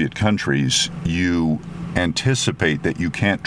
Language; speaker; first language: English; non-native, fluent; French